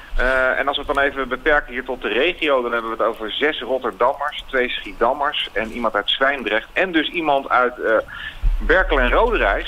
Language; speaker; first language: Dutch; native; Dutch